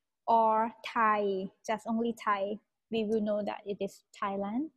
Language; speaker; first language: English; non-native, fluent; Thai